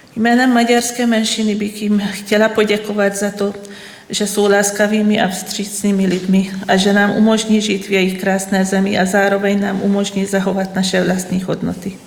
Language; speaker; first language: Czech; non-native, fluent; Hungarian